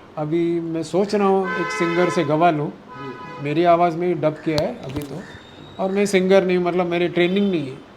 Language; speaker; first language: Hindi; non-native, local second language; Marathi